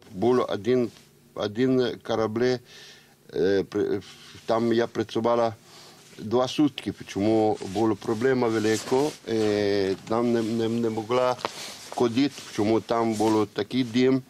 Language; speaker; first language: Ukrainian; non-native, learner; Italian